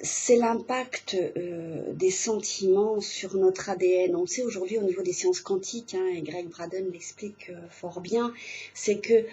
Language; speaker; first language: French; native; French